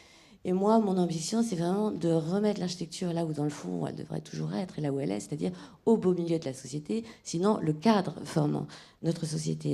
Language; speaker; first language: French; native; French